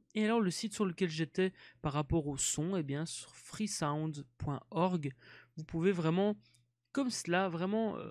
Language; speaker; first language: French; native; French